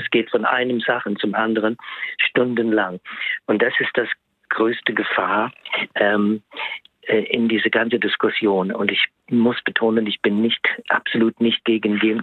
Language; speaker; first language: German; non-native, fluent; English